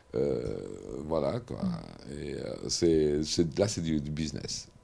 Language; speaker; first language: French; native; French